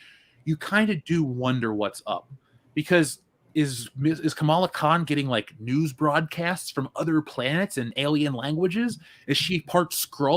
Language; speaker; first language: English; native; English